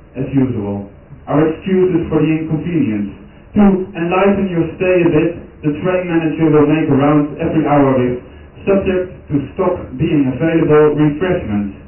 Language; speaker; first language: English; non-native, fluent; Dutch